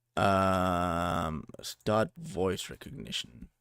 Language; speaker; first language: English; non-native, fluent; German